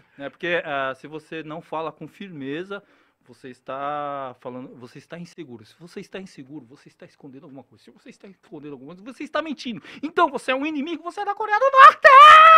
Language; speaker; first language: Portuguese; early bilingual, other home language; Korean